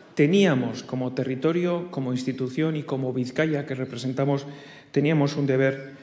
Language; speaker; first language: Spanish; non-native, local second language; Basque